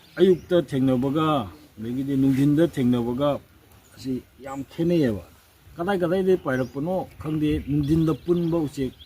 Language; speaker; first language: Manipuri; native; Manipuri